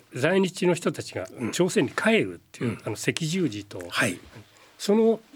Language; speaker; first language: Japanese; native; Japanese